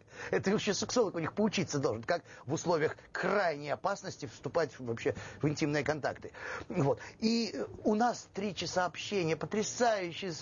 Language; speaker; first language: Russian; native; Russian